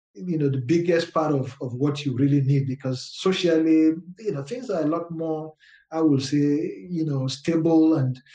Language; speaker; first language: English; non-native, local second language; Yoruba